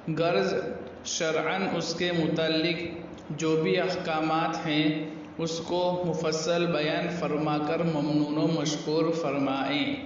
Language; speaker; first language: Urdu; non-native, local second language; Gujarati